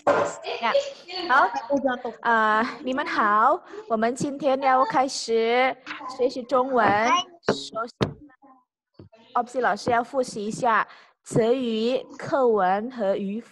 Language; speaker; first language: Chinese; non-native, fluent; Indonesian